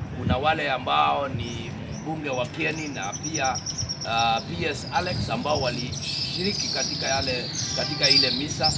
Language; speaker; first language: Swahili; non-native, local second language; Kikuyu